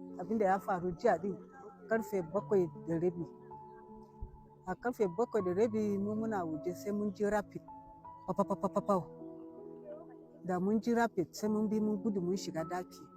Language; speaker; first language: Hausa; non-native, local second language; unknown